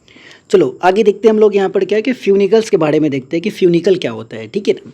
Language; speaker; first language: Hindi; native; Hindi